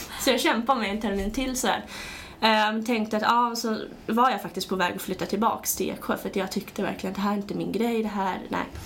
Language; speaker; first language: Swedish; early bilingual, other home language; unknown